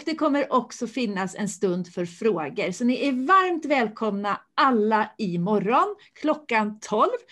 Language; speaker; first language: Swedish; native; Swedish